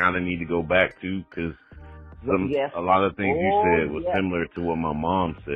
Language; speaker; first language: English; native; English